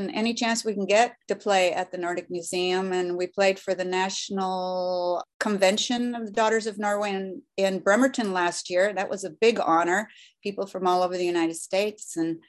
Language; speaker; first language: English; early bilingual, other home language; Norwegian